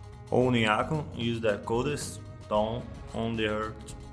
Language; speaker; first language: English; non-native, learner; Portuguese